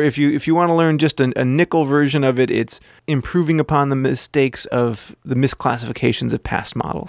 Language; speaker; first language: English; native; English